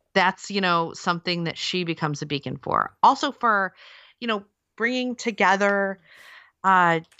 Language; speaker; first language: English; native; English